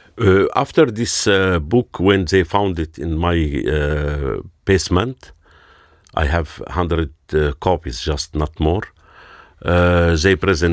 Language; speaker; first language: English; non-native, learner; Arabic